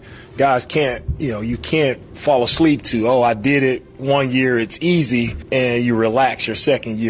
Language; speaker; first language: English; native; English